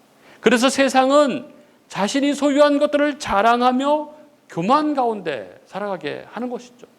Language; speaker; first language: Korean; native; Korean